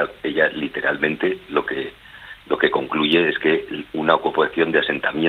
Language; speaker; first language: Spanish; native; Spanish